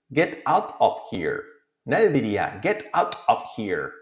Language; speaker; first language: English; non-native, fluent; Spanish